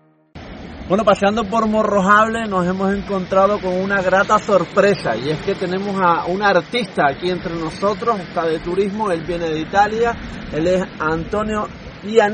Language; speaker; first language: Spanish; native; Spanish